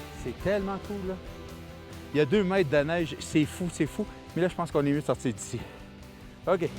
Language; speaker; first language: French; native; French